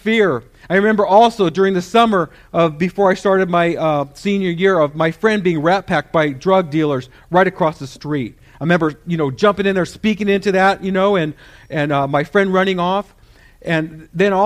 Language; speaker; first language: English; native; English